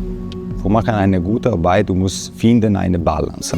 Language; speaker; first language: German; non-native, learner; Italian